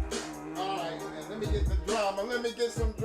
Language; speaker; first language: English; native; English